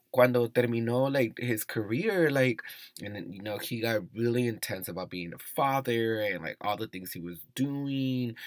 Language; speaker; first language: English; early bilingual, other home language; Spanish